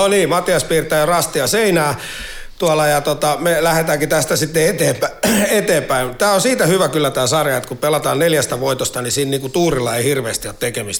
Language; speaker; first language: Finnish; native; Finnish